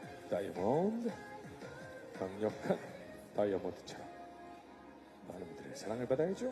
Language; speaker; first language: Korean; native; Korean